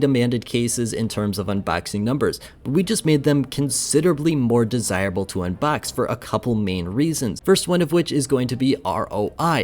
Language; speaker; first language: English; native; English